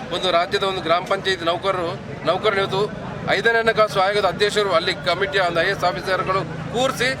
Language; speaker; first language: Kannada; native; Kannada